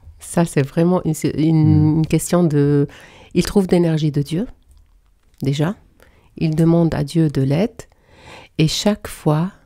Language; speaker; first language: French; non-native, fluent; Arabic